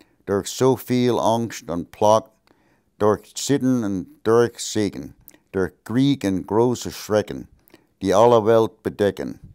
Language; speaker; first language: German; early bilingual, heritage; German